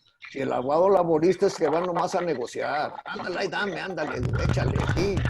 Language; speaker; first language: Spanish; native; Spanish